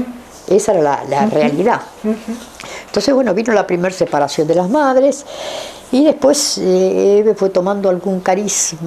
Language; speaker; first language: Spanish; native; Spanish